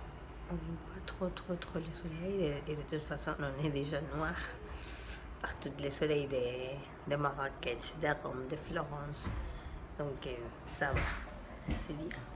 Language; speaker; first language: French; non-native, learner; Spanish